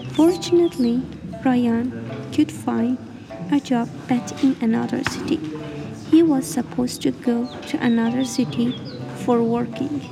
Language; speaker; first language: English; non-native, learner; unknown